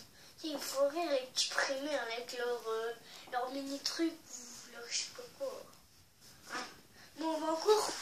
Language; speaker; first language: French; native; French